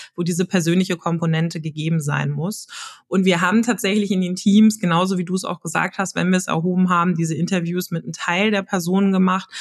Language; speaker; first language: German; native; German